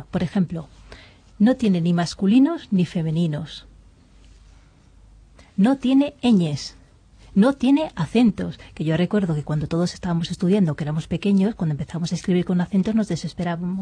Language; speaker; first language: Spanish; native; Spanish